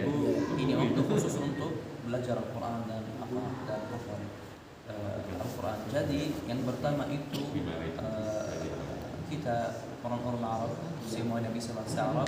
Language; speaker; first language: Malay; non-native, fluent; Arabic